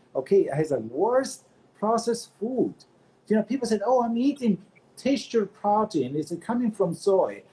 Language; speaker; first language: English; non-native, fluent; Italian